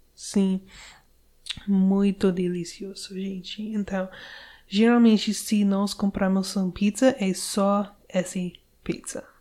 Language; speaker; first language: Portuguese; non-native, learner; English